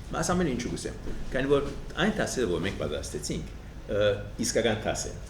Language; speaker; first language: Armenian; early bilingual, heritage; Armenian